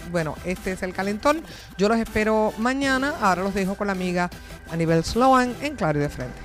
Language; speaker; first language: Spanish; native; Spanish